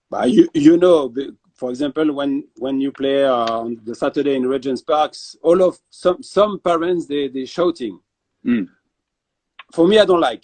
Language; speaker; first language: English; non-native, fluent; French